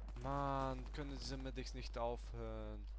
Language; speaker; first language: German; early bilingual, other home language; Hungarian